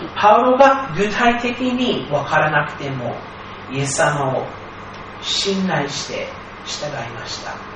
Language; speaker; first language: Japanese; non-native, fluent; English